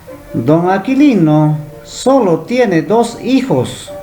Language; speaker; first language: Spanish; non-native, local second language; Quechua